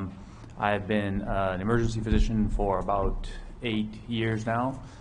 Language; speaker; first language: English; native; English